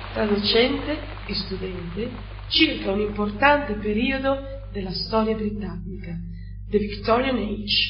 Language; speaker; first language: Italian; native; Italian